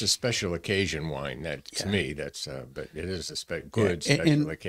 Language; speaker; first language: English; native; English